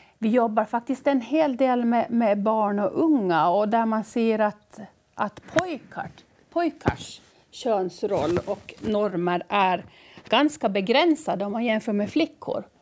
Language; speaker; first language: Swedish; native; Swedish